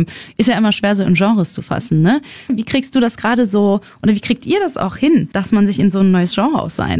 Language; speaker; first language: German; native; German